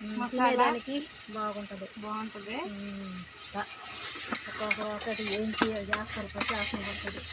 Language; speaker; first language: Telugu; native; Telugu